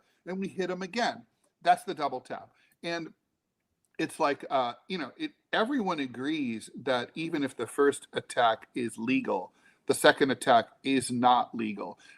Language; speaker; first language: English; native; English